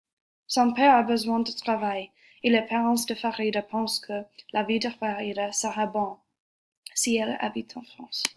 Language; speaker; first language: French; non-native, learner; English